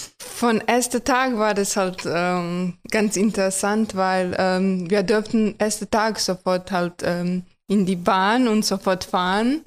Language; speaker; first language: German; non-native, fluent; Croatian